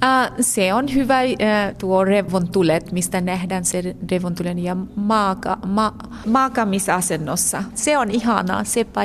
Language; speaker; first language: Finnish; non-native, fluent; Bangla